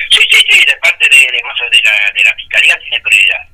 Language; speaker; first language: Spanish; native; Spanish